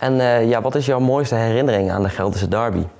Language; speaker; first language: Dutch; native; Dutch